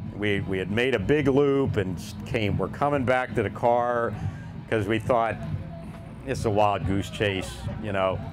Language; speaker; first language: English; native; English